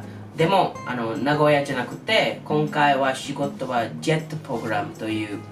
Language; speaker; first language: Japanese; non-native, learner; English